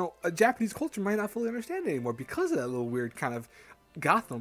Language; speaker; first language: English; native; English